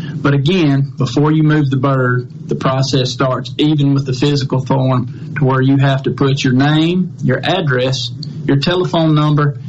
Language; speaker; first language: English; native; English